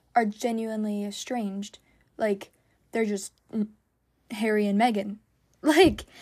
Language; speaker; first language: English; native; English